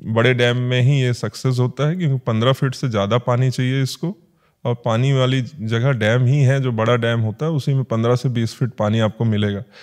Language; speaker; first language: Hindi; native; Hindi